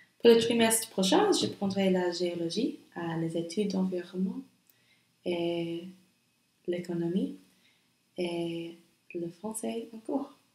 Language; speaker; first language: French; non-native, learner; English